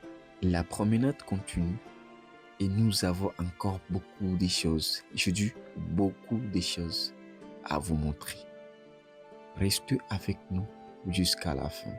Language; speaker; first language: French; non-native, local second language; Swahili